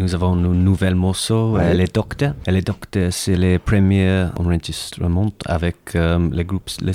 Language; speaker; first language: French; non-native, learner; English